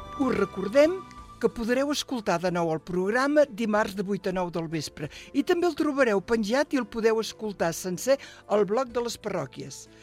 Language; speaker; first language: Catalan; native; Catalan